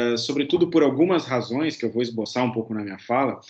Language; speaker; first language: Portuguese; native; Portuguese